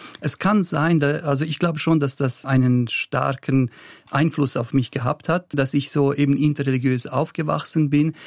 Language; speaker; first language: German; early bilingual, other home language; Bosnian